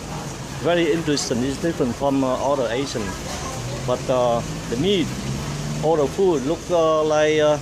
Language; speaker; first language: English; non-native, fluent; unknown